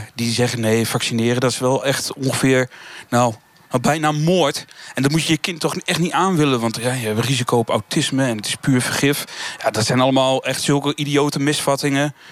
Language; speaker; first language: Dutch; native; Dutch